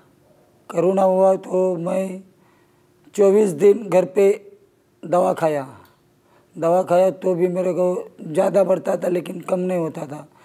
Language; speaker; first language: Hindi; non-native, local second language; Marathi